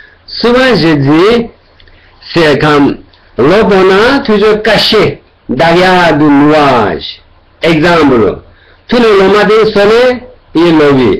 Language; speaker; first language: French; non-native, learner; Tibetan